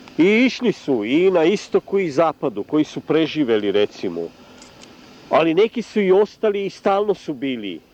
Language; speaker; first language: Serbian; non-native, local second language; Hungarian